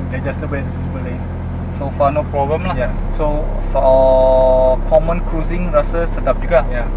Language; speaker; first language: Malay; native; Malay